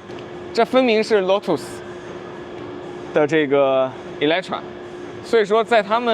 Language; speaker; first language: Chinese; native; Chinese